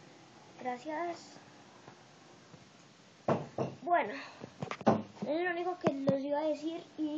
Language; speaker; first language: Spanish; native; Spanish